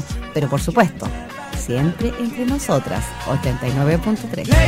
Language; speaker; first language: Spanish; native; Spanish